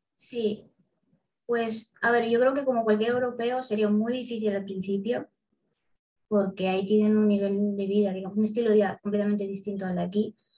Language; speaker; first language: Spanish; early bilingual, other home language; Russian